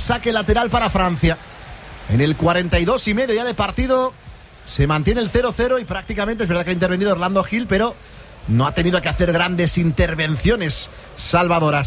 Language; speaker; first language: Spanish; native; Spanish